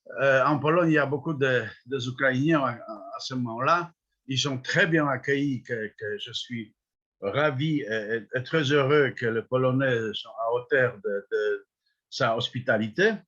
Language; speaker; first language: French; non-native, fluent; Polish